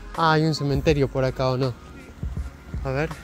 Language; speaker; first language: Spanish; native; Spanish